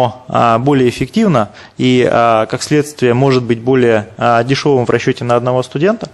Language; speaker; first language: Russian; native; Russian